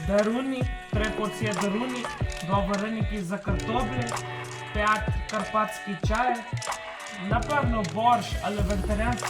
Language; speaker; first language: Ukrainian; non-native, learner; Hindi